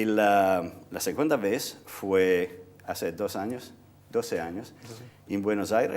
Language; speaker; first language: Spanish; non-native, fluent; Italian